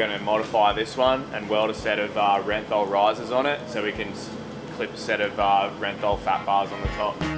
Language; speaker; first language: English; native; English